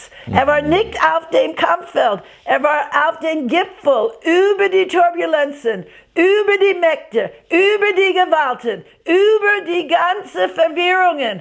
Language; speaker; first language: German; non-native, fluent; English